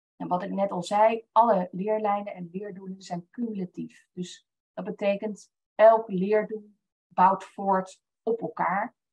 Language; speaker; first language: Dutch; native; Dutch